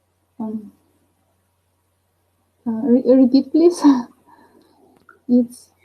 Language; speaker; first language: English; non-native, learner; Russian